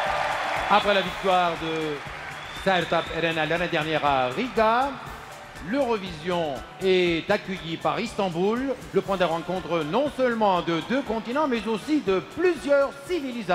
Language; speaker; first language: French; non-native, fluent; Turkish